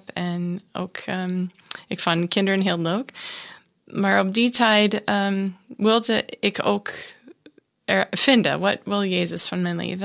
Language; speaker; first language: Dutch; non-native, learner; English